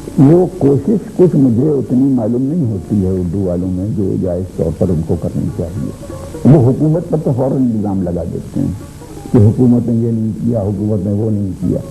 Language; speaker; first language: Urdu; native; Urdu